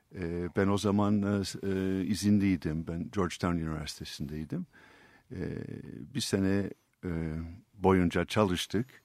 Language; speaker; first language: Turkish; non-native, fluent; English